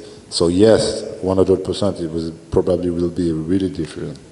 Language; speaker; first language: English; non-native, learner; French